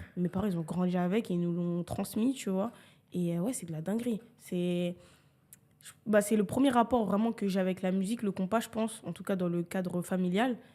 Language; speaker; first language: French; early bilingual, other home language; Haitian Creole